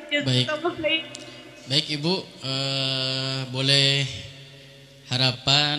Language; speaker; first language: Indonesian; native; Indonesian